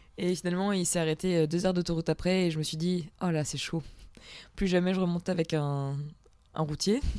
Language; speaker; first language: French; native; French